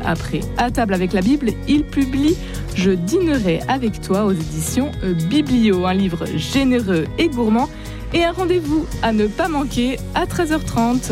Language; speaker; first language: French; native; French